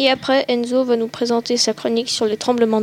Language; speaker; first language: French; native; French